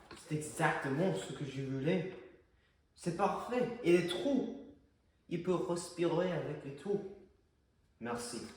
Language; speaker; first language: French; non-native, learner; English